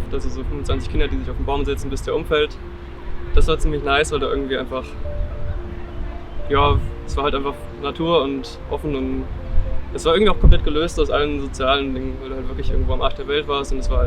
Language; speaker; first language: German; native; German